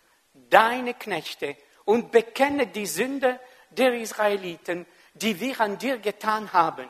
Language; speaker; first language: German; non-native, local second language; French